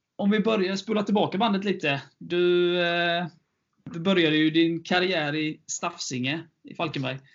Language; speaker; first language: Swedish; native; Swedish